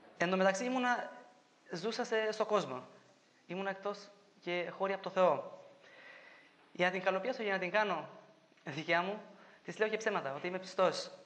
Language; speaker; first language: Greek; non-native, fluent; Albanian